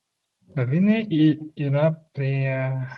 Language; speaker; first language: Lithuanian; non-native, learner; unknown